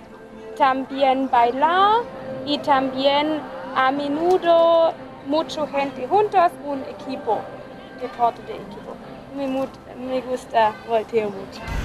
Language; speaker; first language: Spanish; non-native, learner; German